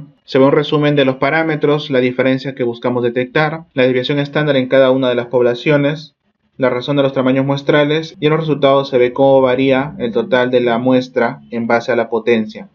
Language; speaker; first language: Spanish; native; Spanish